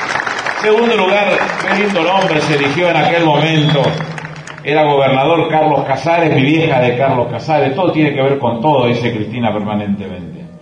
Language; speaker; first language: Spanish; native; Spanish